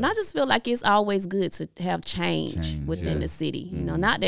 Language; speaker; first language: English; native; English